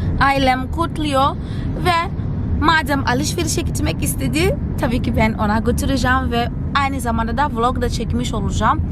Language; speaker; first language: Turkish; non-native, fluent; Portuguese